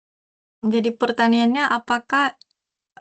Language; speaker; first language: Indonesian; non-native, learner; Japanese